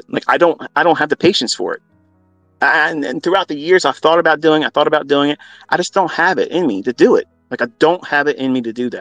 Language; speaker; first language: English; native; English